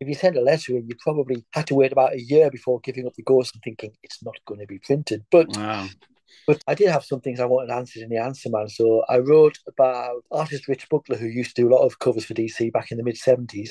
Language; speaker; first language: English; native; English